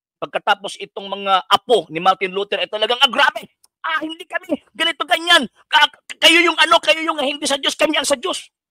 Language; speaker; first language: Filipino; non-native, local second language; Cebuano